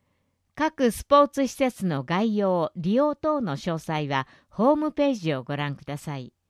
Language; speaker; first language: Japanese; native; Japanese